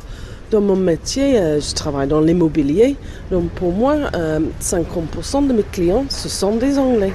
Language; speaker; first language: French; non-native, fluent; English